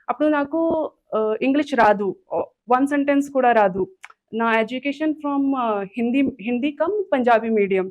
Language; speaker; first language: Telugu; non-native, learner; Hindi